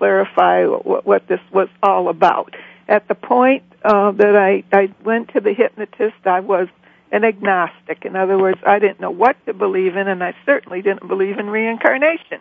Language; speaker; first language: English; native; English